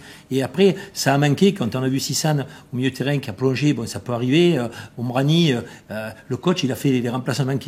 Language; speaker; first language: French; native; French